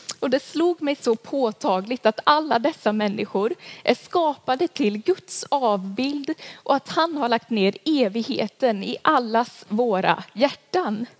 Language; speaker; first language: Swedish; native; Swedish